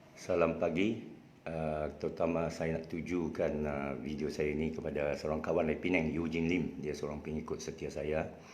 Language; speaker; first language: Malay; non-native, local second language; Chinese